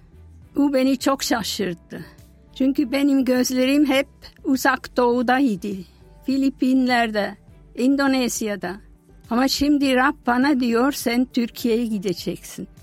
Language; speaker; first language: Turkish; non-native, fluent; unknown